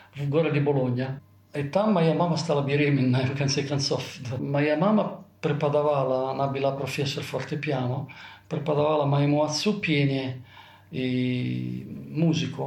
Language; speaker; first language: Russian; non-native, fluent; Italian